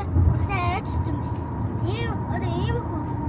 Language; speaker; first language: Mongolian; early bilingual, heritage; Mongolian